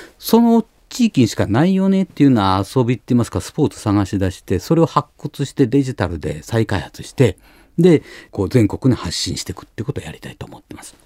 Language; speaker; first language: Japanese; native; Japanese